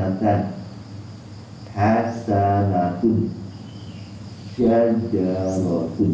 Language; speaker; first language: Arabic; non-native, learner; Indonesian